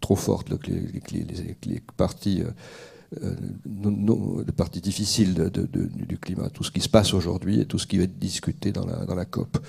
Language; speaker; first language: French; native; French